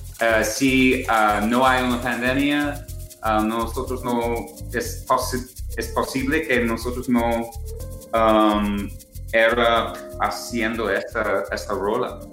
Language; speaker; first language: Spanish; non-native, learner; English